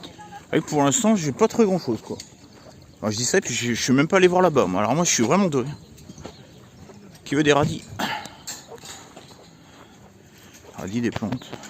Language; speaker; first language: French; native; French